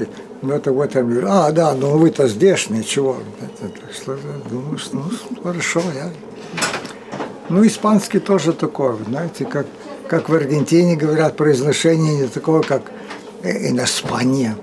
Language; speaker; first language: Russian; early bilingual, heritage; Russian